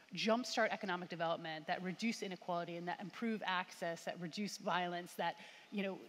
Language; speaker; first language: English; native; English